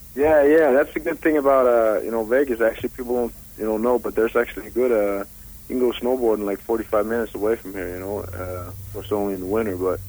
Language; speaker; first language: English; non-native, fluent; Danish